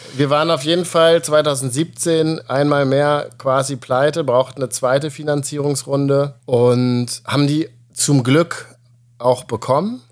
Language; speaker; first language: German; native; German